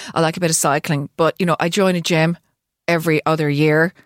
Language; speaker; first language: English; native; English